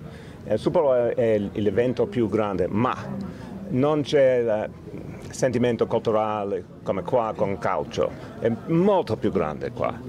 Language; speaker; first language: Italian; non-native, learner; English